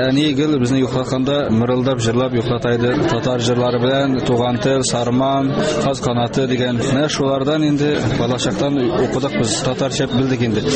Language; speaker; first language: Tatar; early bilingual, heritage; Tatar